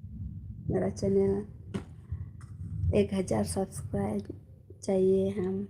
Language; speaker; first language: Hindi; non-native, local second language; Khasi